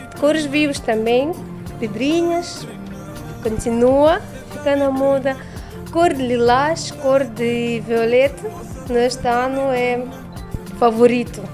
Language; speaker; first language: Portuguese; non-native, learner; Russian